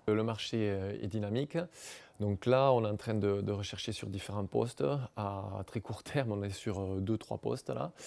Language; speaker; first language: French; native; French